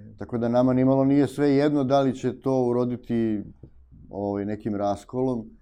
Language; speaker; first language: Serbian; native; Serbian